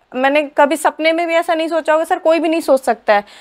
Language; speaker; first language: Hindi; native; Hindi